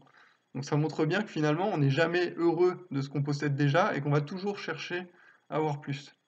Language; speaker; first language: French; native; French